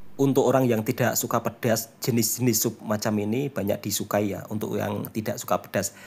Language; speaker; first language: Indonesian; native; Indonesian